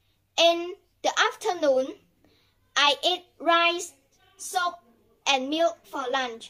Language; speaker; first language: English; non-native, learner; Khmer